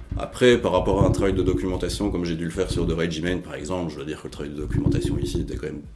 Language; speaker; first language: French; native; French